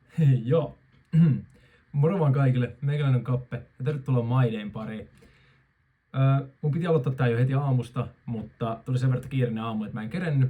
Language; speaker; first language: Finnish; native; Finnish